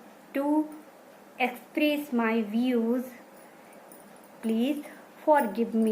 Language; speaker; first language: English; non-native, learner; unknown